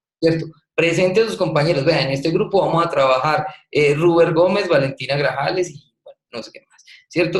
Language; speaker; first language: Spanish; native; Spanish